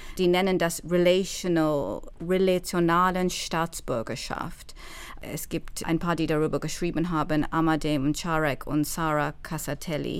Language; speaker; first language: German; non-native, fluent; English